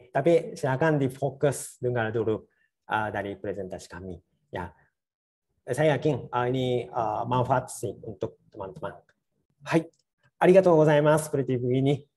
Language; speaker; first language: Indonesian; non-native, fluent; Japanese